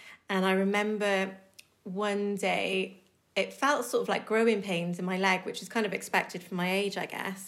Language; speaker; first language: English; native; English